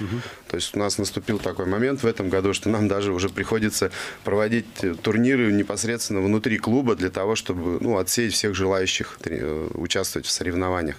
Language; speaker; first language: Russian; native; Russian